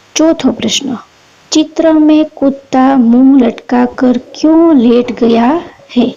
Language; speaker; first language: Hindi; non-native, local second language; Gujarati